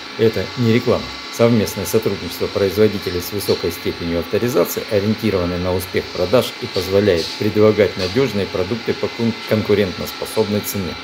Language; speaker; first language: Russian; native; Russian